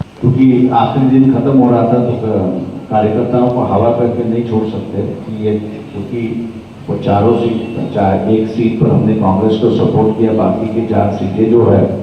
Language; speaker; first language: Hindi; non-native, local second language; Marathi